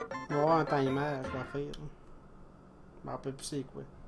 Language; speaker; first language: French; native; French